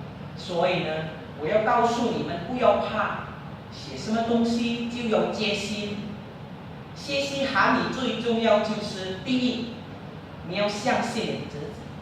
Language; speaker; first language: Chinese; non-native, learner; Indonesian